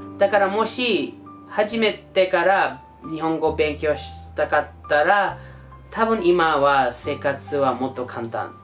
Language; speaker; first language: Japanese; non-native, fluent; English